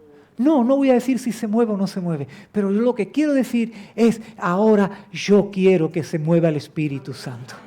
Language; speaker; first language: Spanish; native; Spanish